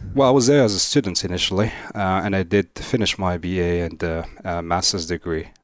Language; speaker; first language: English; non-native, fluent; Arabic